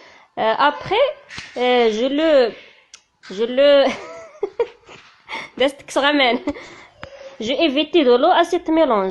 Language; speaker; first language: French; non-native, learner; Tachelhit